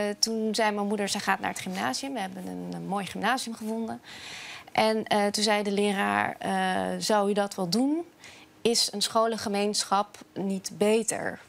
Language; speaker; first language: Dutch; early bilingual, other home language; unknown